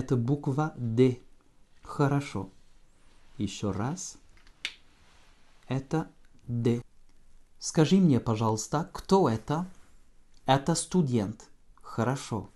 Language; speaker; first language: Russian; non-native, fluent; French